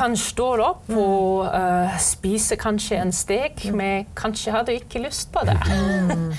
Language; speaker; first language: Norwegian; non-native, fluent; German